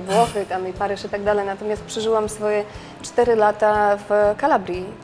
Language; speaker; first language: Polish; non-native, fluent; Russian